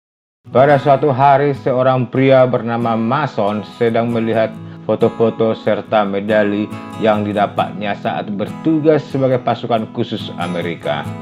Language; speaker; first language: Indonesian; native; Indonesian